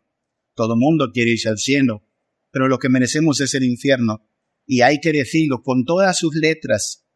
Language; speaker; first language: Spanish; native; Spanish